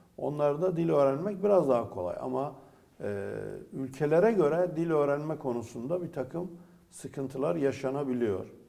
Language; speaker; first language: Turkish; native; Turkish